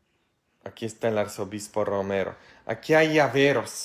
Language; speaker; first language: Spanish; non-native, fluent; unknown